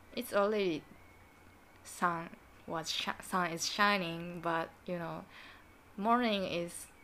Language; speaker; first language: English; non-native, learner; Japanese